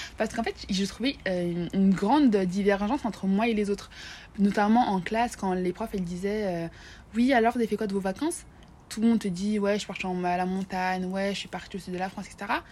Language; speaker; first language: French; native; French